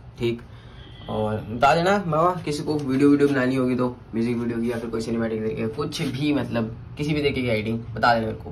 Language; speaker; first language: Hindi; native; Hindi